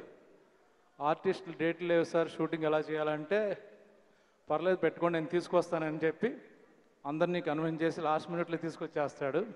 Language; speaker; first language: Telugu; native; Telugu